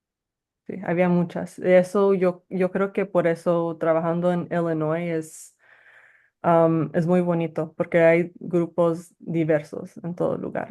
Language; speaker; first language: Spanish; early bilingual, heritage; Spanish